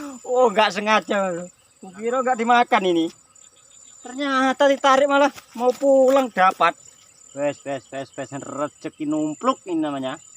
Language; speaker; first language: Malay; non-native, local second language; Javanese